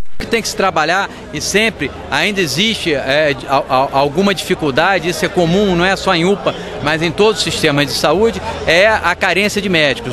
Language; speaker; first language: Portuguese; native; Portuguese